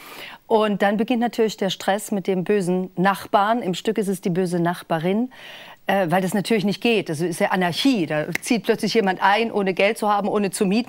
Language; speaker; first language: German; native; German